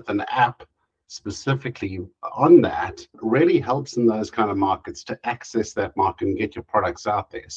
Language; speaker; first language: English; native; English